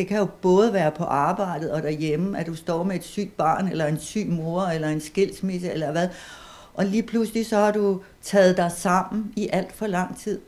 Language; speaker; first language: Danish; native; Danish